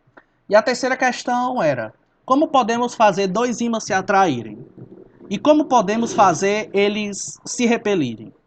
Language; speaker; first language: Portuguese; native; Portuguese